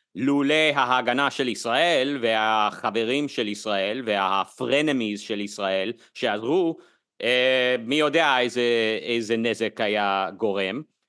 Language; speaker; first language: Hebrew; non-native, fluent; English